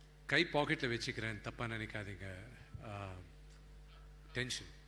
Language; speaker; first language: Tamil; non-native, fluent; Telugu